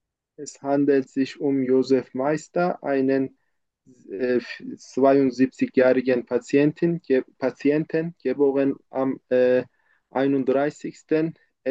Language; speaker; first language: German; non-native, fluent; Turkish